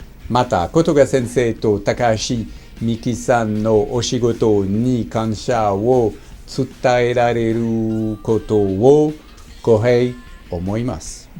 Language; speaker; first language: Japanese; non-native, learner; French